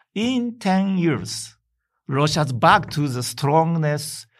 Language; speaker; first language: English; non-native, learner; Japanese